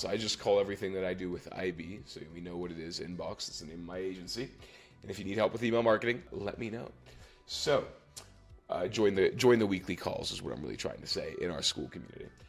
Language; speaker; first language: English; native; English